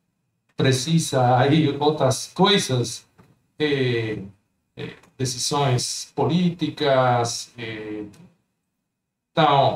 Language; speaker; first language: Portuguese; non-native, fluent; Spanish